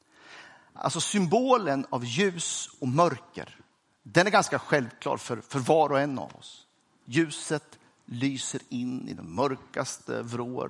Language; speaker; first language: Swedish; native; Swedish